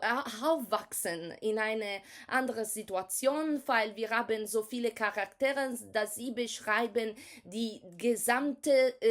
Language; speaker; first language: German; non-native, learner; Italian